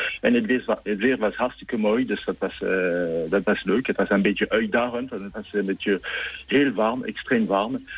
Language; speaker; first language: Dutch; non-native, fluent; French